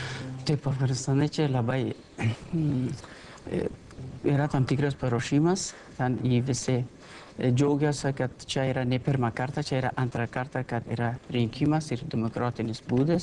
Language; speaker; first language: Lithuanian; non-native, learner; Persian